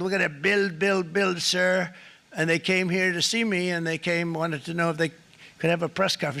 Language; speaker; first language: English; native; English